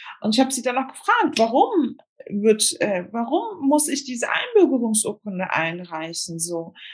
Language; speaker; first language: German; early bilingual, other home language; Turkish